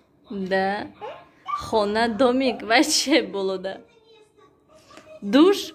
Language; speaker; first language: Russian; non-native, local second language; Tajik